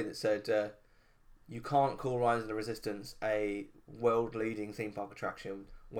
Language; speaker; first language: English; native; English